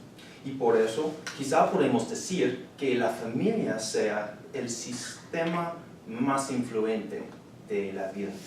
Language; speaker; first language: Spanish; non-native, learner; English